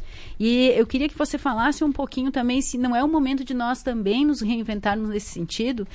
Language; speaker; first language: Portuguese; native; Portuguese